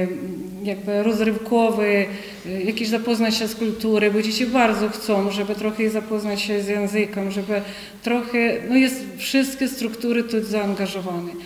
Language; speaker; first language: Polish; non-native, fluent; Ukrainian